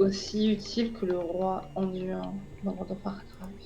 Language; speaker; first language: French; native; French